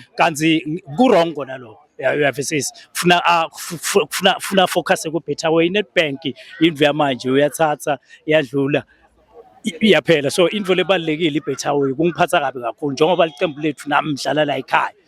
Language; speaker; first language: Zulu; non-native, local second language; Swati